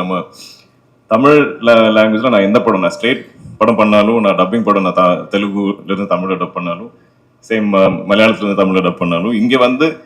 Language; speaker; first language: Tamil; non-native, local second language; Malayalam